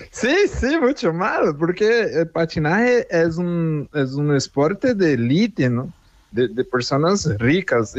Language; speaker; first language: Spanish; non-native, fluent; Portuguese